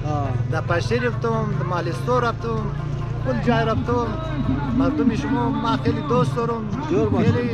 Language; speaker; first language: Persian; non-native, local second language; Pashto